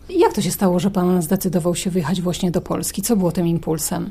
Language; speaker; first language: Polish; native; Polish